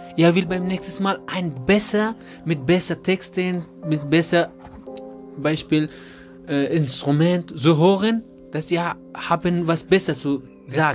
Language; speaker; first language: German; non-native, learner; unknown